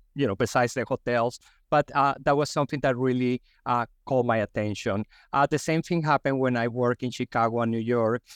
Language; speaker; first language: English; non-native, fluent; Spanish